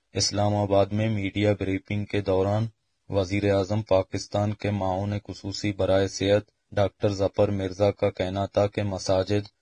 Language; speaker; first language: Urdu; non-native, local second language; Baluchi